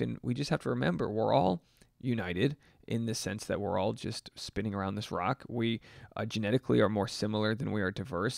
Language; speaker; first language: English; native; English